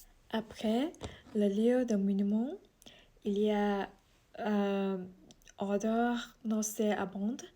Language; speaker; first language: French; non-native, learner; Vietnamese